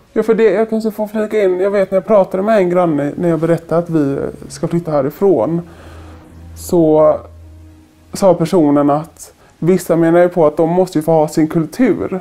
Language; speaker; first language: Swedish; native; Swedish